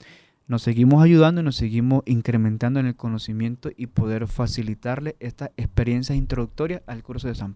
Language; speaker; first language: Spanish; native; Spanish